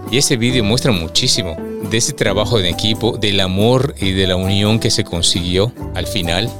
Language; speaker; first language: Spanish; native; Spanish